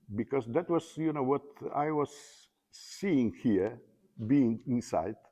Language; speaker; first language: English; non-native, learner; Polish